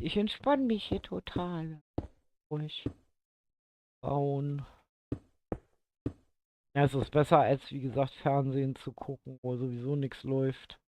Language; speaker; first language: German; native; German